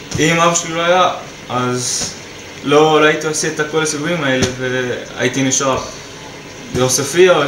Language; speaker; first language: Hebrew; non-native, local second language; Arabic